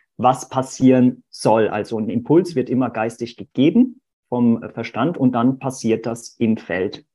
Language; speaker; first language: German; early bilingual, other home language; Portuguese